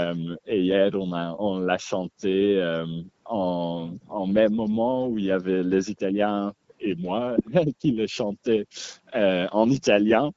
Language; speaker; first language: French; non-native, local second language; Dutch